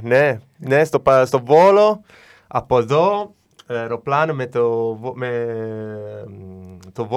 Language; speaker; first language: Greek; non-native, learner; Italian